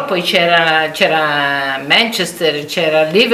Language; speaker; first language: Italian; native; Italian